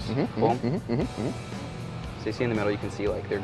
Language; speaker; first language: English; native; English